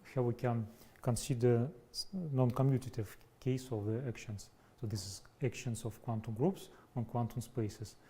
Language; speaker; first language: English; non-native, fluent; Russian